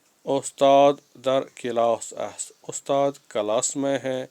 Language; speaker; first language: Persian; non-native, fluent; Urdu